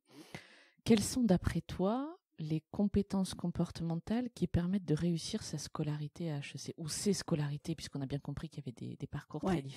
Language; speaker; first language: French; native; French